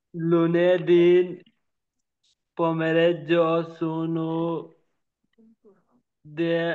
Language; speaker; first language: Italian; non-native, learner; Bangla